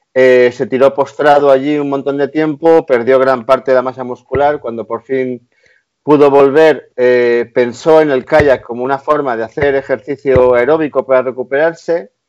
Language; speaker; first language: Spanish; native; Spanish